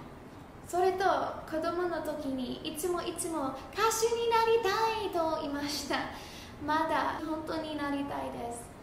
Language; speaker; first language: Japanese; non-native, learner; English